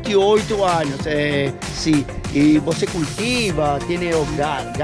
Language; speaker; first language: Portuguese; non-native, learner; Spanish